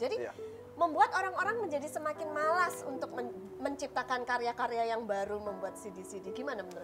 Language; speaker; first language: Indonesian; native; Indonesian